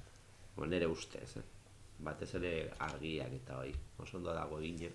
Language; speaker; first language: Basque; native; Basque